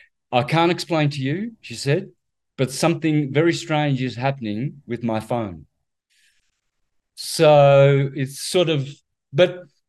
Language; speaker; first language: English; native; English